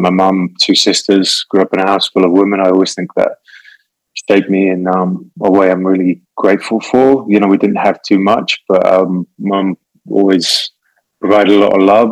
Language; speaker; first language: English; native; English